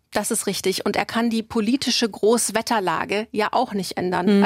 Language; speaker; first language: German; native; German